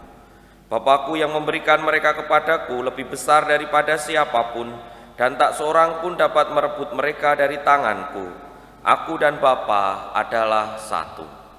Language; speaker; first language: Indonesian; non-native, local second language; Javanese